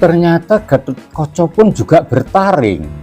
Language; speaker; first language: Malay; non-native, local second language; Javanese